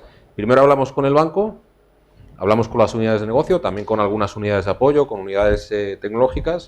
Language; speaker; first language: Spanish; native; Spanish